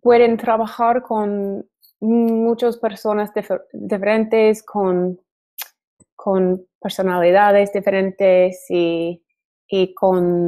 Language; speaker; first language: Spanish; non-native, learner; English